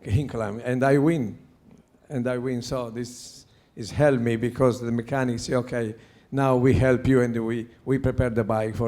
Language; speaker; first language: English; non-native, learner; Italian